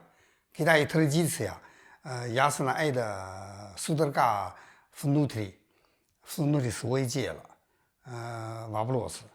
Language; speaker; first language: Russian; non-native, learner; Chinese